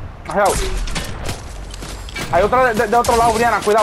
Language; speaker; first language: Spanish; early bilingual, other home language; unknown